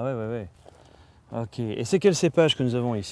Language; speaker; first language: French; native; French